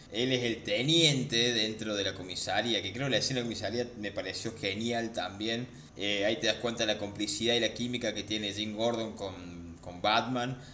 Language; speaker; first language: Spanish; native; Spanish